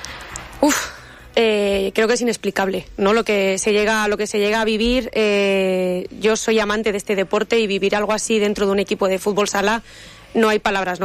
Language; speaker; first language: Spanish; native; Spanish